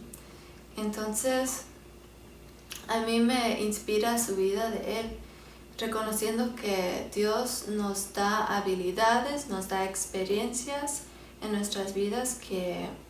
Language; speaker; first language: Spanish; early bilingual, heritage; Spanish